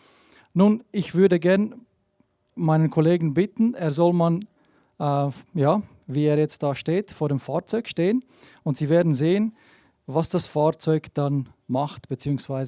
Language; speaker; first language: German; native; German